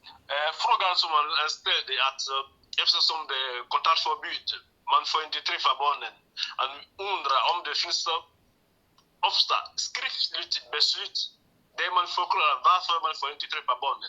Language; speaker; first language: Swedish; non-native, learner; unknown